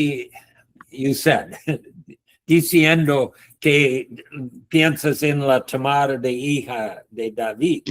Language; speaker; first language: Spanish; non-native, learner; English